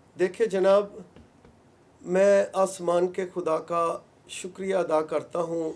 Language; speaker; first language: Urdu; non-native, local second language; Punjabi